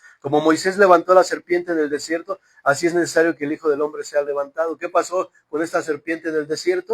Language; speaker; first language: Spanish; native; Spanish